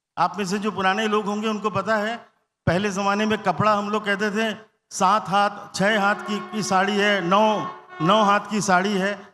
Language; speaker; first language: Hindi; non-native, local second language; Bangla